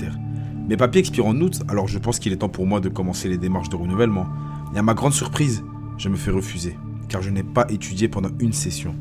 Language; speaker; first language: French; native; French